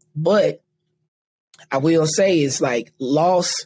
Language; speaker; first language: English; native; English